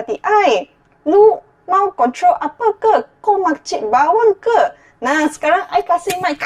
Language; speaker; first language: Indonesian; non-native, fluent; Chinese